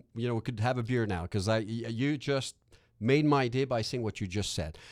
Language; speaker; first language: English; non-native, fluent; French